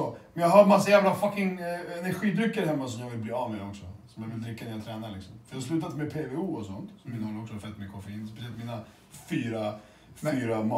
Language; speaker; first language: Swedish; early bilingual, other home language; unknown